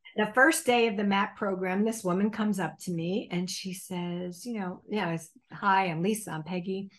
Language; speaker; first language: English; native; English